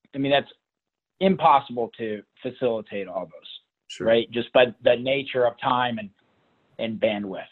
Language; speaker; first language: English; native; English